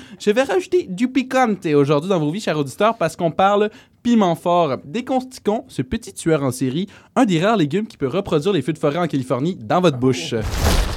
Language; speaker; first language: French; native; French